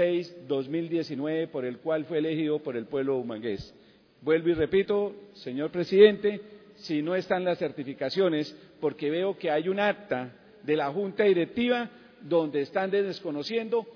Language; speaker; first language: Spanish; native; Spanish